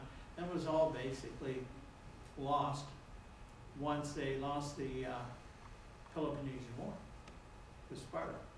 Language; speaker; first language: English; native; English